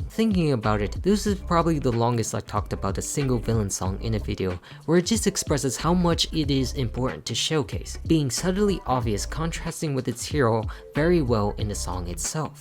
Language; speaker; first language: English; native; English